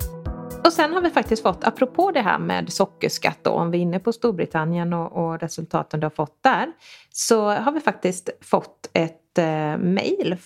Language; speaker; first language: Swedish; native; Swedish